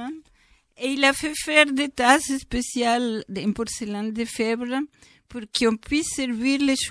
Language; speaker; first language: French; non-native, fluent; Spanish